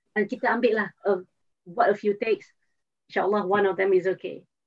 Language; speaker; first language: English; non-native, local second language; Malay